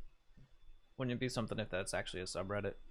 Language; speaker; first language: English; native; English